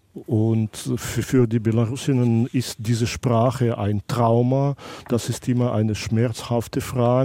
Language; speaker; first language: German; non-native, fluent; Belarusian